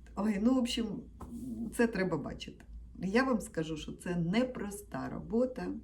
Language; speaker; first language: Ukrainian; non-native, local second language; Russian